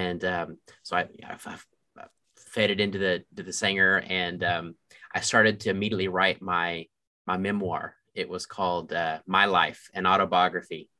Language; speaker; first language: English; native; English